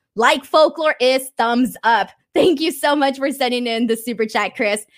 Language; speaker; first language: English; native; English